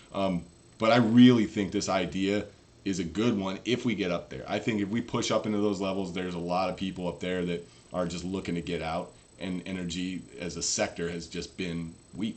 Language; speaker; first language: English; native; English